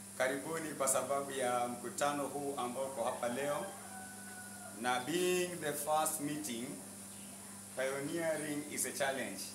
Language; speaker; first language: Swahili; non-native, local second language; Luo (Kenya and Tanzania)